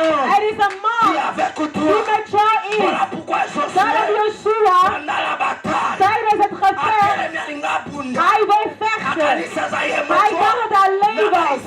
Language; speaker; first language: Dutch; non-native, fluent; Lingala